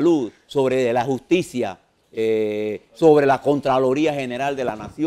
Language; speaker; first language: Spanish; native; Spanish